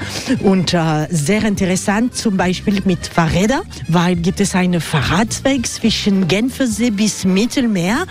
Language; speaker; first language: German; non-native, learner; French